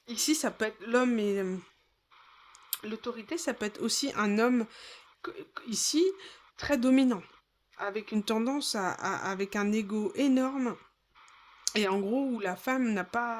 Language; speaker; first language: French; native; French